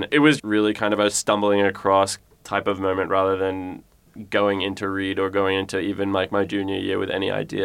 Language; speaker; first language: English; native; English